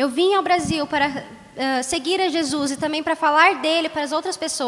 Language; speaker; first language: Portuguese; native; Portuguese